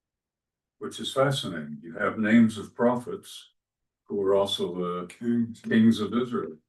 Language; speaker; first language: English; native; English